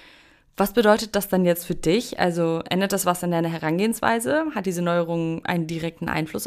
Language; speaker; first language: German; native; German